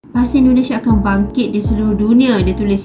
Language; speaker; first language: Malay; native; Malay